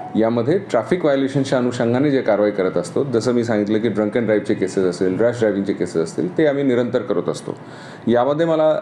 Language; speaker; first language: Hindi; non-native, local second language; Marathi